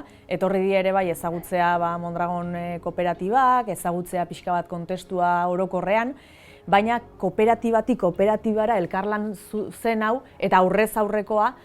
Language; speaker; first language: Basque; native; Basque